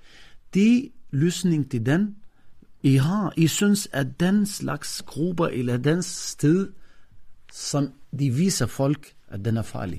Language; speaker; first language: Danish; non-native, fluent; Arabic